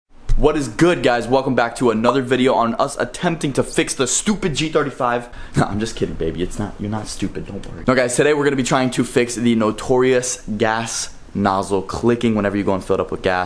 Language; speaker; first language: English; native; English